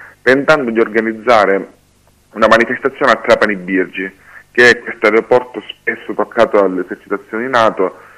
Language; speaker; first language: Italian; native; Italian